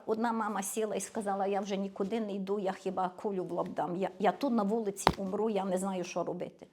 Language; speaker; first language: Ukrainian; early bilingual, heritage; Ukrainian